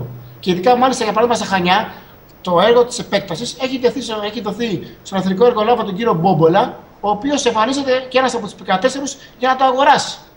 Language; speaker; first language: Greek; native; Greek